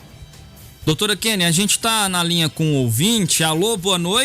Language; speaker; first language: Portuguese; native; Portuguese